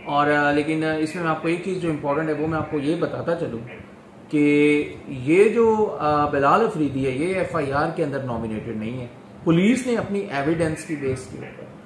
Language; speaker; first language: Urdu; non-native, local second language; Pashto